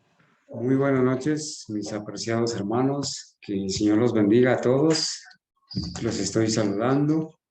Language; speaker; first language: Spanish; native; Spanish